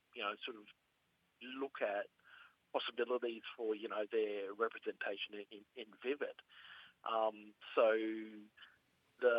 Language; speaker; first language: English; native; English